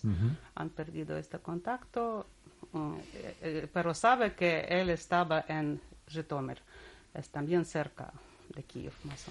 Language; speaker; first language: Spanish; non-native, learner; Russian